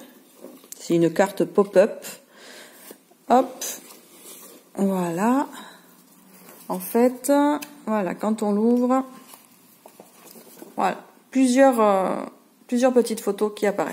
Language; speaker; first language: French; native; French